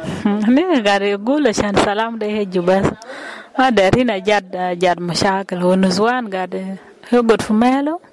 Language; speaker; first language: Arabic; non-native, local second language; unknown